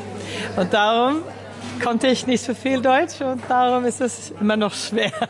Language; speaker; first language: German; early bilingual, other home language; Swedish